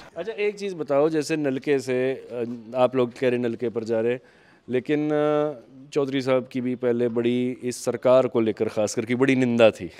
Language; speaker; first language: Hindi; native; Hindi